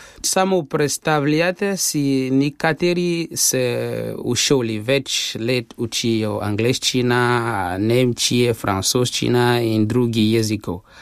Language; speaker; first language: Slovenian; non-native, fluent; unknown